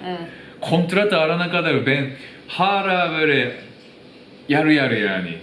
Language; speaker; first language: Turkish; non-native, fluent; Japanese